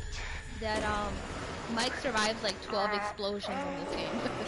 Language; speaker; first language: English; native; English